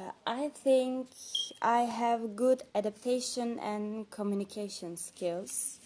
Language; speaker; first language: English; non-native, fluent; Turkish